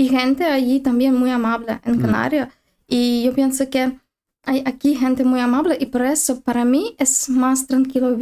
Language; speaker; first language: Spanish; non-native, learner; Ukrainian